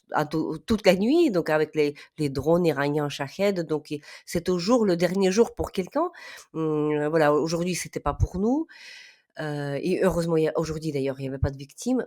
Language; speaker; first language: French; non-native, fluent; Ukrainian